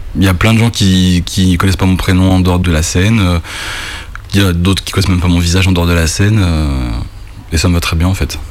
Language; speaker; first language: French; native; French